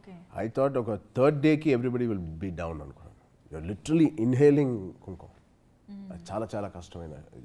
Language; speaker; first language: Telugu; native; Telugu